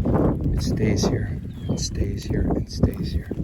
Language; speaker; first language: English; native; English